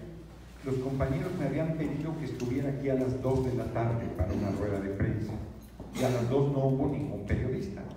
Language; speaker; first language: Spanish; native; Spanish